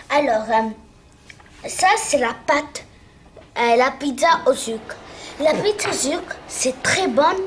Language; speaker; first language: French; non-native, learner; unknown